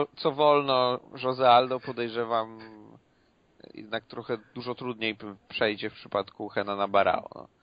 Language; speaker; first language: Polish; native; Polish